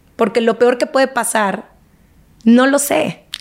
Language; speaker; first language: Spanish; native; Spanish